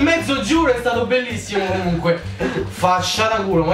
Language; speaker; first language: Italian; native; Italian